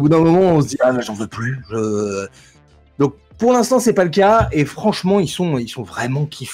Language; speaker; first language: French; native; French